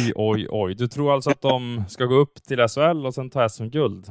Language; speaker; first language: Swedish; native; Swedish